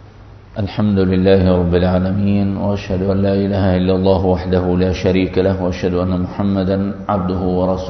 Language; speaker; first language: Arabic; native; Arabic